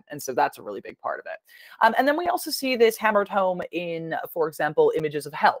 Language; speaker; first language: English; native; English